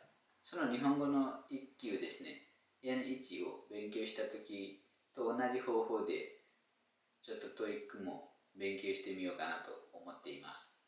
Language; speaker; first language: Japanese; non-native, fluent; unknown